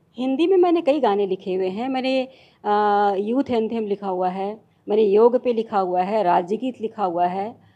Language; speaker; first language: Hindi; non-native, local second language; Chhattisgarhi